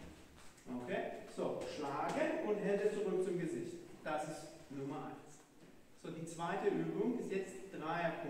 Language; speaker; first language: German; non-native, fluent; Hebrew